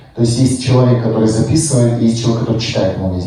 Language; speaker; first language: Russian; native; Russian